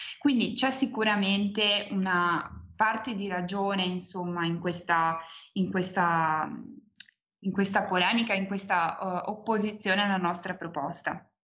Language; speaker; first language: Italian; native; Italian